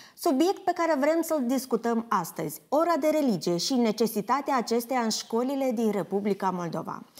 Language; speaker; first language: Romanian; native; Romanian